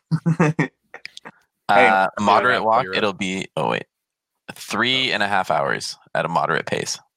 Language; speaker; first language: English; non-native, fluent; Polish